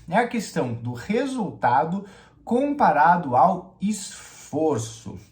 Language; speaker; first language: Portuguese; native; Portuguese